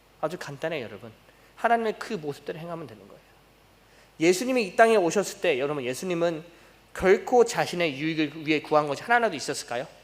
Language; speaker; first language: Korean; early bilingual, heritage; Korean